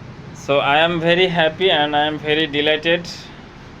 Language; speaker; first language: English; non-native, learner; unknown